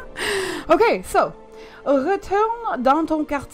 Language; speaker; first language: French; non-native, learner; English